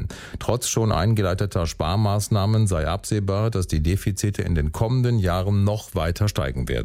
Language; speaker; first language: German; native; German